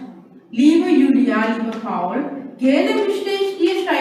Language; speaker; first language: German; non-native, learner; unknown